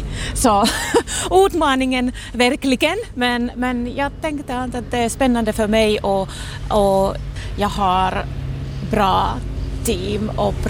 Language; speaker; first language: Swedish; non-native, local second language; Finnish